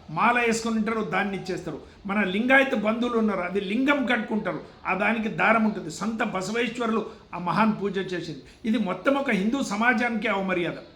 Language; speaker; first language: Telugu; non-native, local second language; Kannada